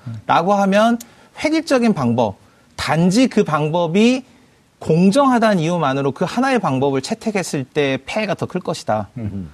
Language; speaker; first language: Korean; native; Korean